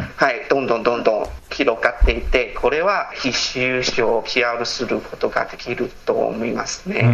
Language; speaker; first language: Japanese; non-native, fluent; Chinese